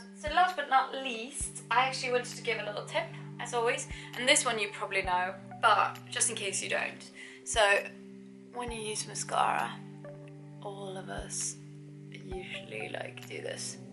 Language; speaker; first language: English; non-native, fluent; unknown